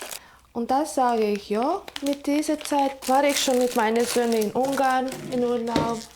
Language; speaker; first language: German; non-native, learner; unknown